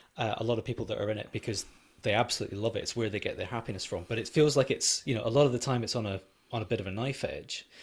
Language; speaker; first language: English; native; English